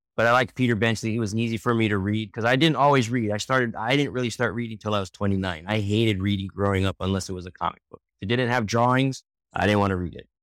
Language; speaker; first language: English; native; English